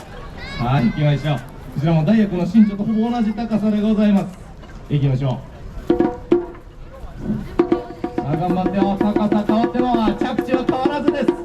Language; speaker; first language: Japanese; native; Japanese